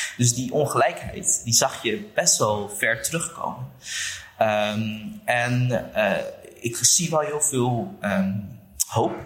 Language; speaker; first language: Dutch; early bilingual, other home language; Uyghur